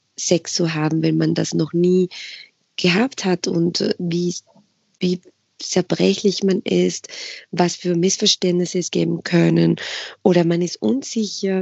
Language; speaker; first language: German; non-native, fluent; Spanish